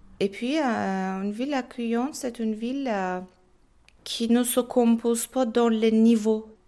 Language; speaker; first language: French; non-native, fluent; Persian